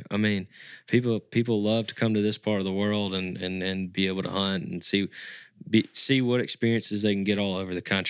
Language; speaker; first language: English; native; English